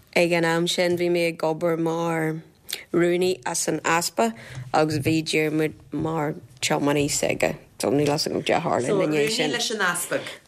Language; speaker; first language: Irish; non-native, fluent; Portuguese